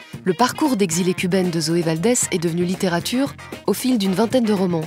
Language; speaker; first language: French; native; French